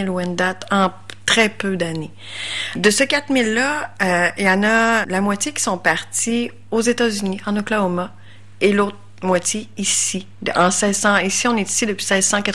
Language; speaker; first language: French; native; French